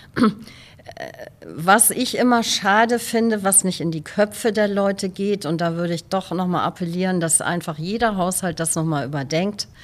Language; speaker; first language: German; native; German